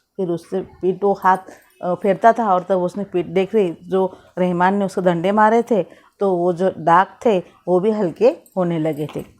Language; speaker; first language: Hindi; non-native, local second language; Marathi